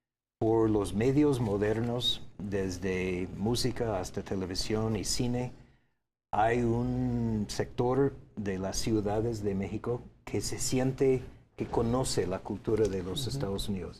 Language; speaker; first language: Spanish; non-native, fluent; English